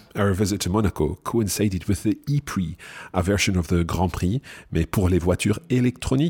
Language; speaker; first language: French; non-native, fluent; English